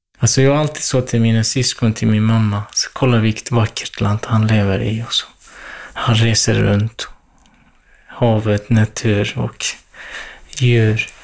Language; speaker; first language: Swedish; non-native, fluent; Kurdish